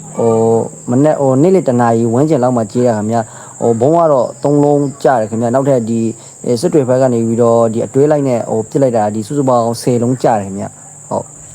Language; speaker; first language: Burmese; native; Burmese